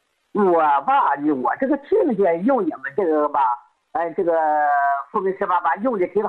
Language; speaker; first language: Chinese; native; Chinese